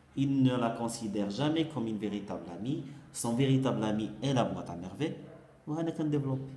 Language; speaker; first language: French; non-native, local second language; Arabic